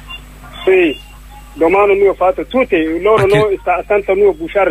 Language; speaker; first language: Italian; non-native, learner; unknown